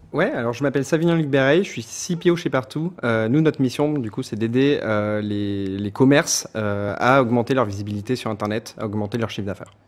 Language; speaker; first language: French; native; French